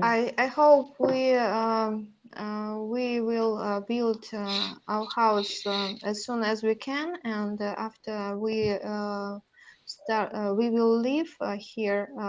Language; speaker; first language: English; non-native, learner; Russian